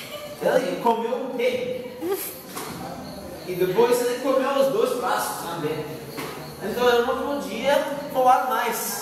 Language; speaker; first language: Portuguese; non-native, learner; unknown